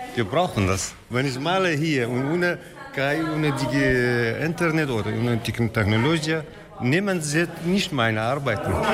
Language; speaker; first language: German; non-native, learner; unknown